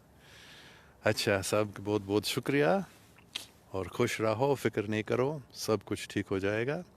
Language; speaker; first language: Urdu; non-native, fluent; English